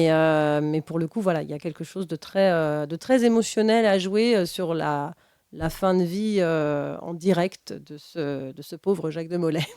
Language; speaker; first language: French; native; French